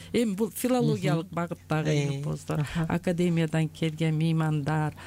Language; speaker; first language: Kyrgyz; non-native, local second language; Uzbek